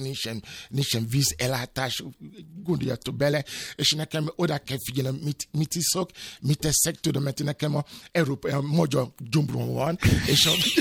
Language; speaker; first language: Hungarian; non-native, fluent; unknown